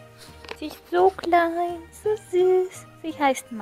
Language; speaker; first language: German; non-native, fluent; Russian